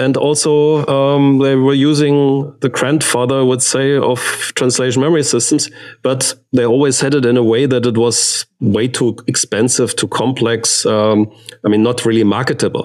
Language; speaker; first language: English; non-native, fluent; German